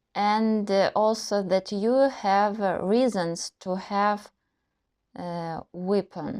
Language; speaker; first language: English; non-native, learner; Russian